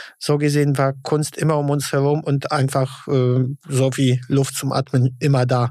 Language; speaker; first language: German; early bilingual, other home language; Polish